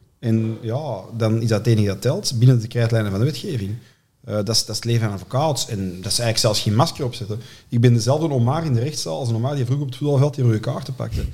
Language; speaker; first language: Dutch; native; Dutch